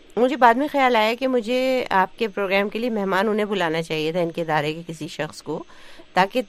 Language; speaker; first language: Urdu; native; Urdu